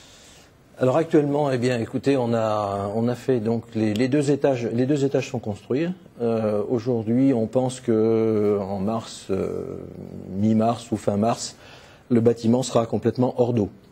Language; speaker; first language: French; native; French